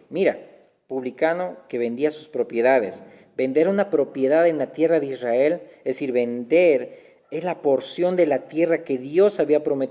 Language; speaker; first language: Spanish; native; Spanish